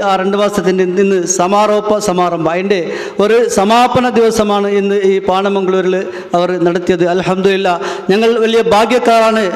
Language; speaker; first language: Malayalam; non-native, local second language; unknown